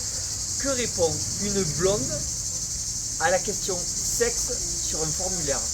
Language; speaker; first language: French; native; French